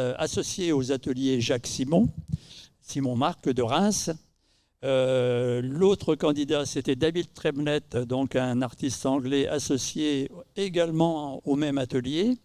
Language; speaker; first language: French; native; French